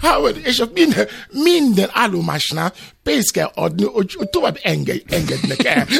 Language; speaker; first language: Hungarian; non-native, learner; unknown